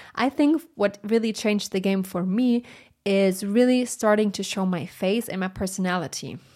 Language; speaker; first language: English; non-native, fluent; German